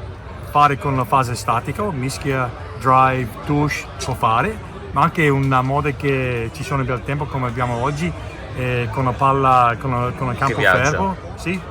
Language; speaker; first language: Italian; non-native, learner; English